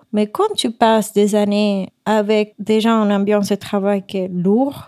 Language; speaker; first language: French; non-native, fluent; Spanish